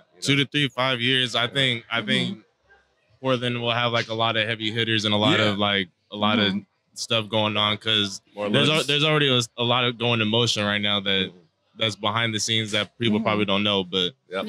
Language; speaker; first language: English; native; English